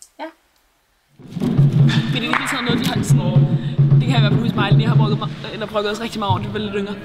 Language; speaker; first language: Danish; native; Danish